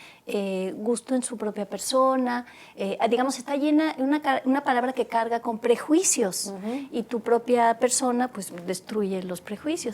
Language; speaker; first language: Spanish; native; Spanish